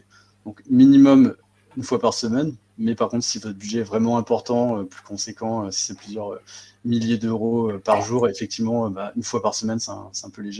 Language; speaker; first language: French; native; French